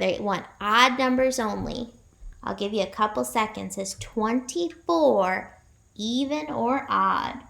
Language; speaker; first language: English; native; English